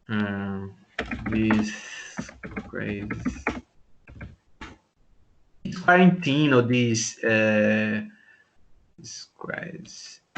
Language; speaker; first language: English; non-native, learner; Portuguese